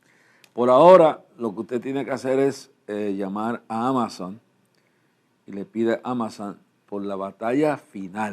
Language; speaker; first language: Spanish; native; Spanish